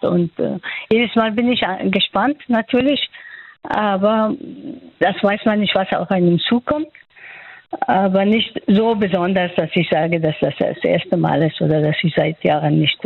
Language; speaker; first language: German; non-native, fluent; Persian